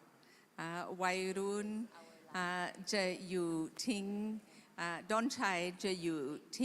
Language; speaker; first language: Thai; non-native, fluent; English